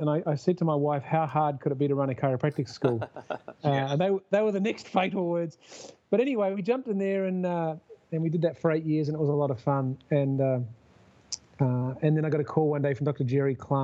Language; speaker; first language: English; native; English